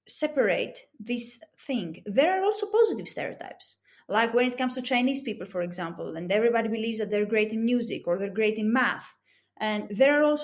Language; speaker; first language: English; non-native, fluent; Greek